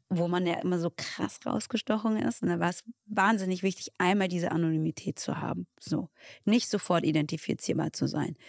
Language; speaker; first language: German; early bilingual, other home language; Tigrinya